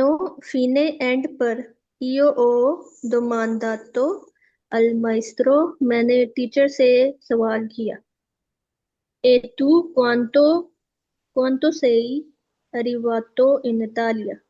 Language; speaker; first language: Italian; non-native, learner; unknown